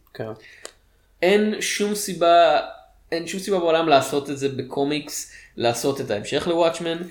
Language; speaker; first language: Hebrew; native; Hebrew